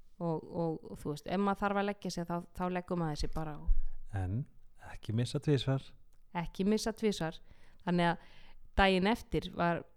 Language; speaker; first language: Icelandic; native; Icelandic